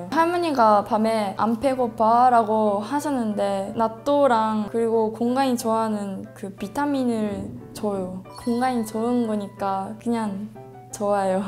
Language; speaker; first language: Korean; non-native, learner; Japanese